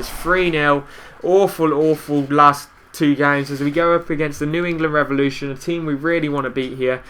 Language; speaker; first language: English; native; English